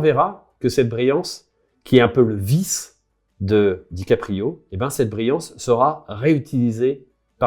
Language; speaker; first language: French; native; French